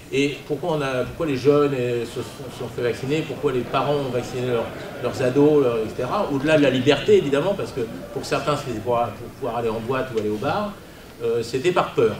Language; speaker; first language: French; native; French